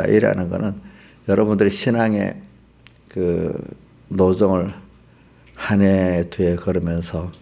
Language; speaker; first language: Korean; native; Korean